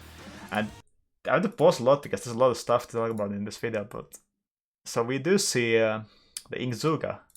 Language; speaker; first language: English; non-native, fluent; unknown